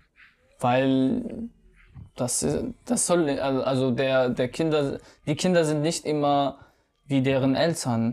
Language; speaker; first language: German; non-native, fluent; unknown